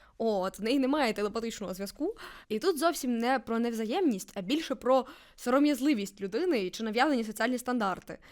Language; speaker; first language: Ukrainian; native; Ukrainian